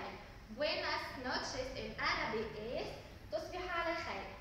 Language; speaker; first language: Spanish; non-native, learner; Arabic